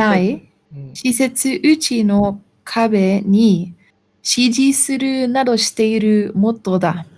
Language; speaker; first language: Japanese; non-native, learner; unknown